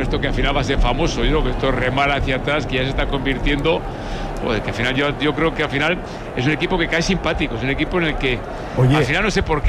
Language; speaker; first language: Spanish; native; Spanish